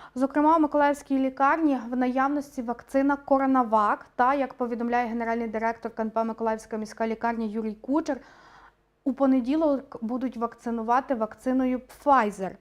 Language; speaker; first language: Ukrainian; native; Ukrainian